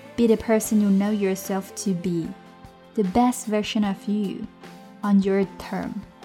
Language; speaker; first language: English; non-native, fluent; Chinese